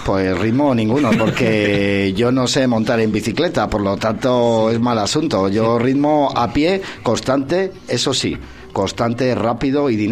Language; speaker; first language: Spanish; native; Spanish